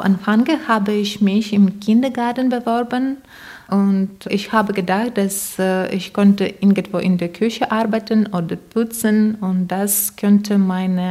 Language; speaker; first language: German; non-native, learner; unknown